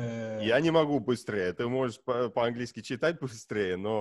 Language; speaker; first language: Russian; non-native, learner; Estonian